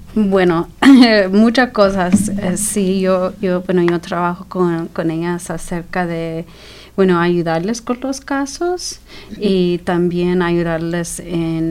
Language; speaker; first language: Spanish; early bilingual, heritage; Spanish